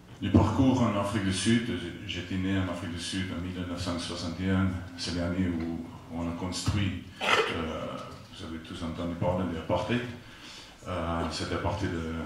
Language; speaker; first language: French; non-native, fluent; Afrikaans